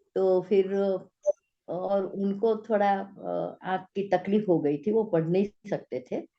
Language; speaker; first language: Hindi; non-native, local second language; Gujarati